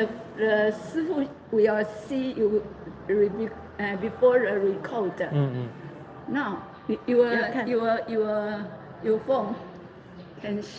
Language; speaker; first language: English; non-native, learner; Chinese